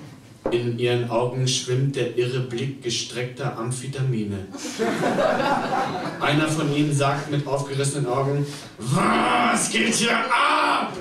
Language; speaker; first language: German; native; German